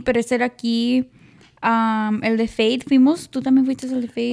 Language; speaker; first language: Spanish; early bilingual, heritage; Spanish